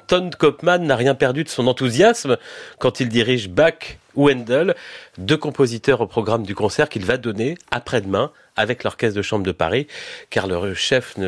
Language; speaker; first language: French; native; French